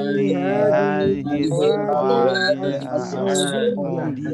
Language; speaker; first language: Arabic; non-native, learner; Indonesian